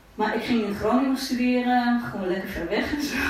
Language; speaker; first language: Dutch; non-native, fluent; Hungarian